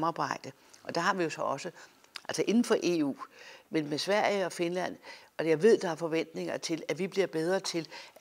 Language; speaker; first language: Danish; native; Danish